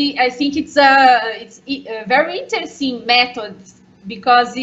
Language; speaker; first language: English; non-native, learner; Portuguese